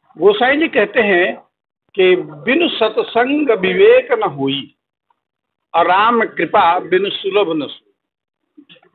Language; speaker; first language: Hindi; native; Hindi